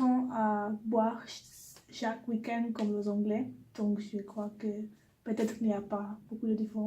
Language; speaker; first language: French; non-native, learner; English